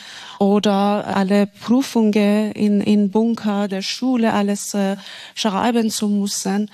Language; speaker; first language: German; non-native, fluent; Persian